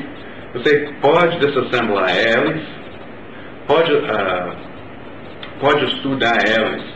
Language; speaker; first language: Portuguese; non-native, learner; English